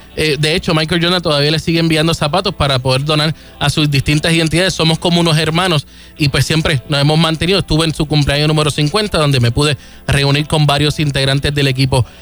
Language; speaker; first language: Spanish; native; Spanish